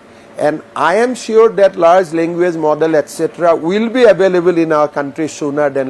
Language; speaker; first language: English; non-native, local second language; Assamese